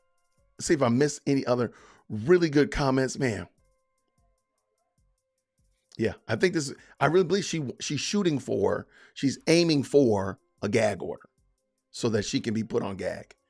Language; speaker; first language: English; native; English